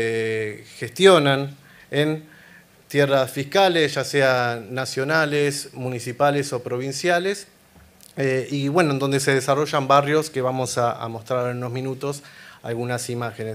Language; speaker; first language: Spanish; native; Spanish